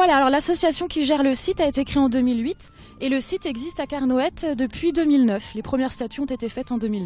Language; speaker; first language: French; native; French